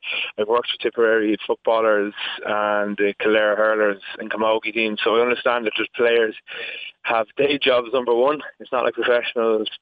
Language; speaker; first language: English; native; English